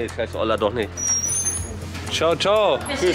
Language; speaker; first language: German; native; German